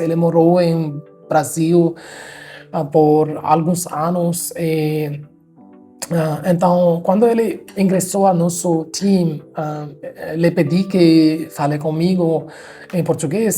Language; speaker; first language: Portuguese; non-native, fluent; Haryanvi